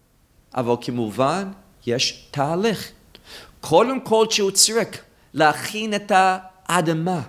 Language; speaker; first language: Hebrew; non-native, fluent; English